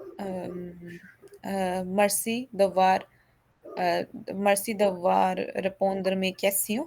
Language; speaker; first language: French; non-native, learner; Hindi